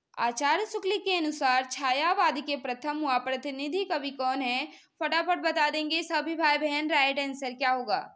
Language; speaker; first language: Hindi; native; Hindi